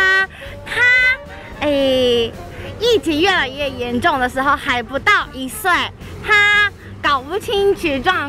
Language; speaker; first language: Chinese; non-native, fluent; Japanese